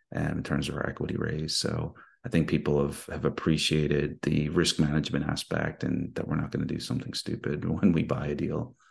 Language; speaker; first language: English; native; English